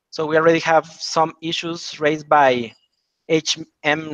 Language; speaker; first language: English; non-native, fluent; Spanish